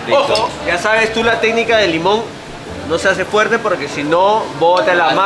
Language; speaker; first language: Spanish; native; Spanish